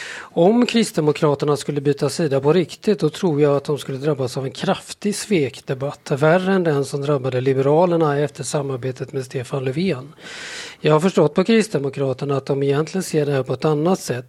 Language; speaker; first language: Swedish; native; Swedish